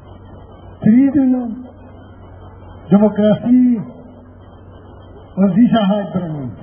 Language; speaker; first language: German; non-native, fluent; Persian